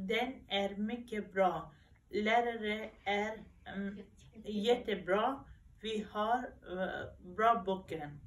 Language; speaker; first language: Swedish; non-native, learner; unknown